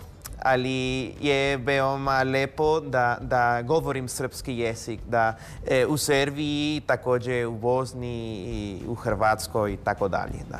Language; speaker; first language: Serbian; non-native, learner; Spanish